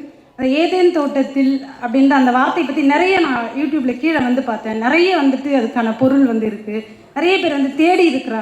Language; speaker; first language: Tamil; native; Tamil